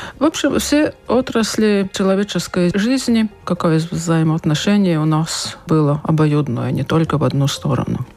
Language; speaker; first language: Russian; non-native, local second language; Latvian